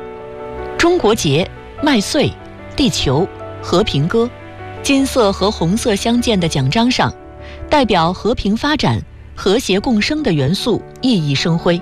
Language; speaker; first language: Chinese; native; Chinese